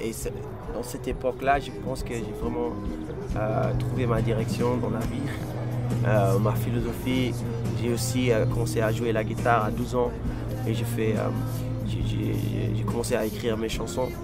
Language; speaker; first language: French; non-native, fluent; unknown